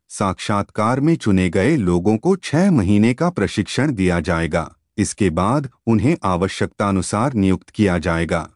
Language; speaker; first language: Hindi; native; Hindi